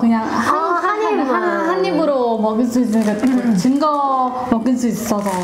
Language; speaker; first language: Korean; non-native, learner; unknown